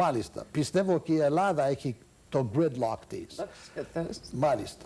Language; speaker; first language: Greek; early bilingual, heritage; Greek